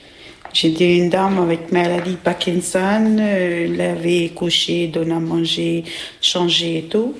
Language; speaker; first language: French; non-native, learner; Albanian